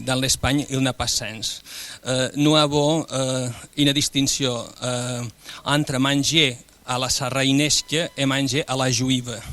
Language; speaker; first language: French; non-native, fluent; Spanish